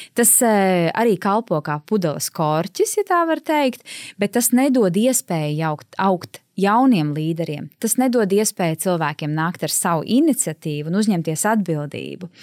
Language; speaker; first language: Latvian; native; Latvian